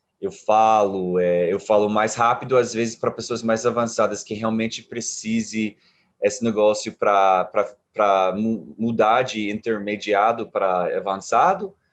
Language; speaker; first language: Portuguese; non-native, fluent; English